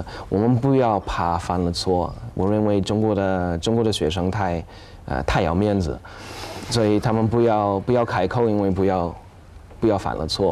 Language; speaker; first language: Chinese; non-native, fluent; English